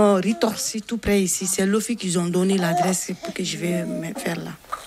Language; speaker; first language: French; non-native, learner; Bambara